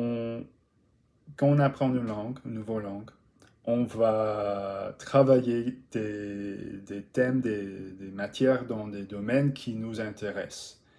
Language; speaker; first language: French; non-native, learner; English